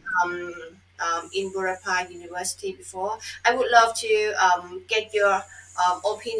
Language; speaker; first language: English; non-native, fluent; Thai